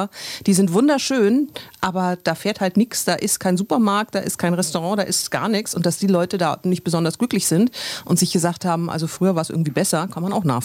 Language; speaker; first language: German; native; German